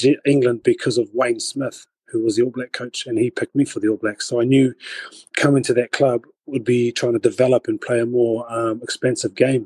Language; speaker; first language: English; native; English